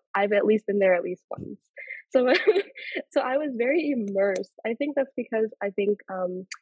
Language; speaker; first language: English; early bilingual, other home language; Telugu